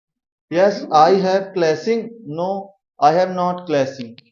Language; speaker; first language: English; non-native, learner; Hindi